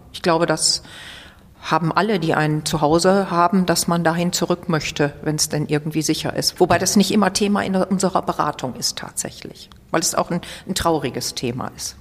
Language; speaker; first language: German; native; German